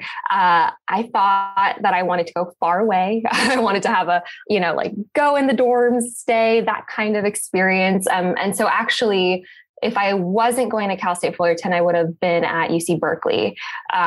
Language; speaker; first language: English; native; English